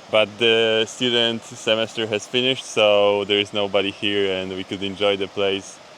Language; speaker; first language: English; non-native, fluent; Polish